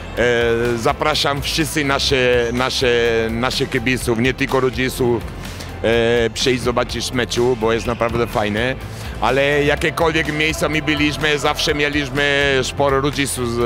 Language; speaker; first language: Polish; non-native, learner; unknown